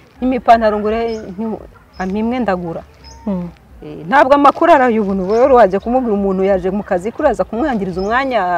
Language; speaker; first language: Kinyarwanda; early bilingual, other home language; Rundi